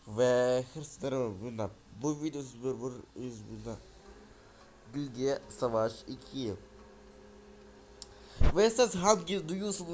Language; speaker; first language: Turkish; non-native, learner; Russian